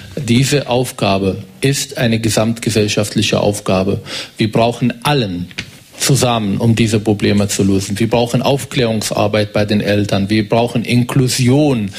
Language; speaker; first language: German; non-native, fluent; Arabic